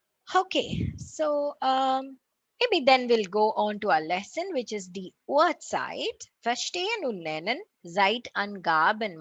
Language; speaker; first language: German; non-native, learner; Tamil